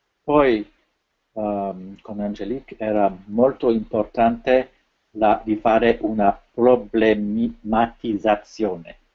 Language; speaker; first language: Italian; non-native, fluent; French